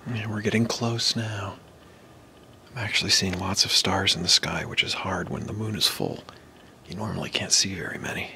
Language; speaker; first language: English; native; English